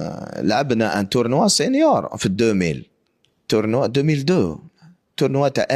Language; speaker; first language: Arabic; native; Arabic